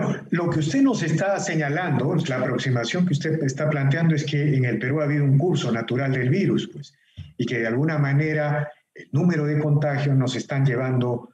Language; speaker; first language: Spanish; native; Spanish